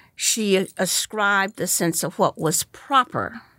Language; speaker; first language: English; native; English